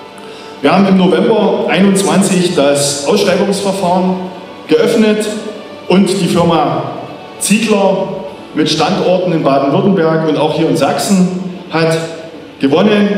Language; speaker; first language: German; native; German